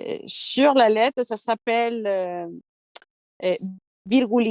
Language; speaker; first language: French; non-native, fluent; Spanish